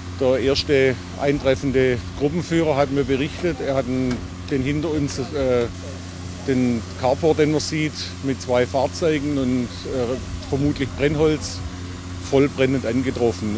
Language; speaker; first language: German; native; German